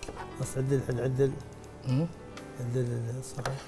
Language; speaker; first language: Arabic; native; Arabic